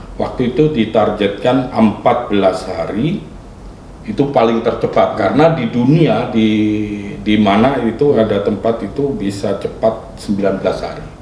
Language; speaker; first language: Indonesian; native; Indonesian